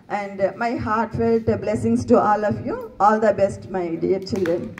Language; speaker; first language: English; non-native, local second language; Telugu